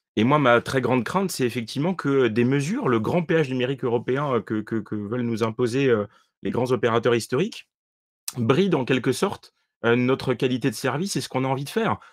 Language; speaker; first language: French; native; French